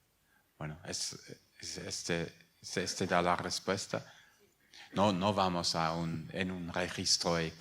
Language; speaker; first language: Spanish; non-native, fluent; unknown